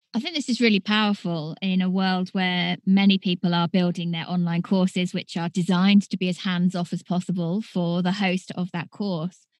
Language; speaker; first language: English; native; English